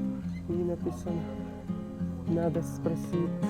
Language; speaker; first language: Russian; non-native, learner; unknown